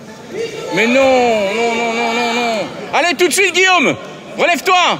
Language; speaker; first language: French; native; French